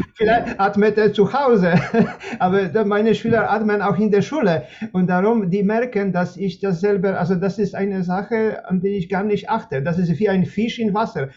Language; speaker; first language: German; non-native, fluent; Polish